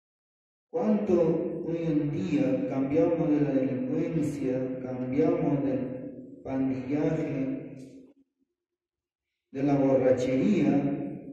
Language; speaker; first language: Spanish; non-native, fluent; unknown